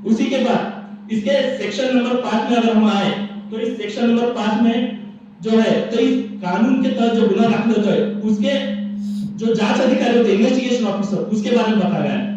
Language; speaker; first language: Hindi; non-native, local second language; Marathi